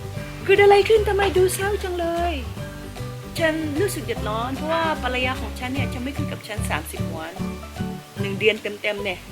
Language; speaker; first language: Thai; non-native, fluent; Filipino